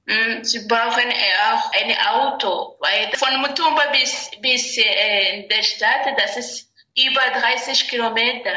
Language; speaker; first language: German; non-native, learner; Rundi